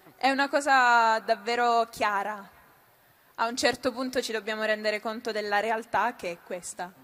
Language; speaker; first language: Italian; native; Italian